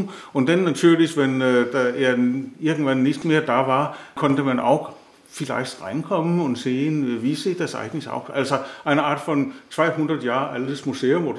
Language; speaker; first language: German; non-native, fluent; Danish